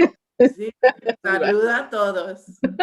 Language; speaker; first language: Spanish; early bilingual, heritage; English